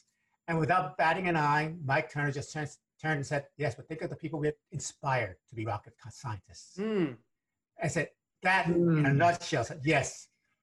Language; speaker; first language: English; early bilingual, other home language; Spanish